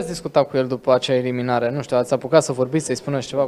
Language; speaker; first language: Romanian; native; Romanian